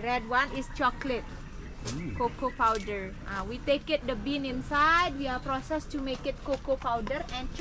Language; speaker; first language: English; non-native, learner; Balinese